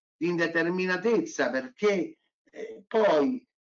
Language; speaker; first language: Italian; native; Italian